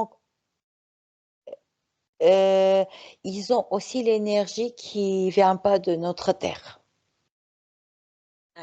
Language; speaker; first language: French; non-native, fluent; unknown